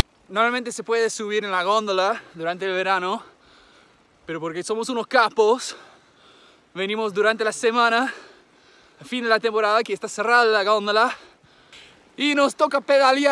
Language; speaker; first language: Spanish; non-native, fluent; English